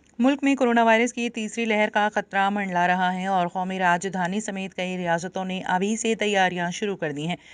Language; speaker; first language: Urdu; native; Urdu